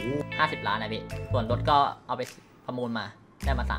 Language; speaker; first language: Thai; native; Thai